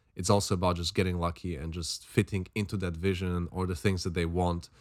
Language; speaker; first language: English; non-native, fluent; Slovak